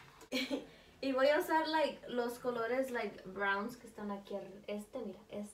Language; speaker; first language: Spanish; early bilingual, heritage; Spanish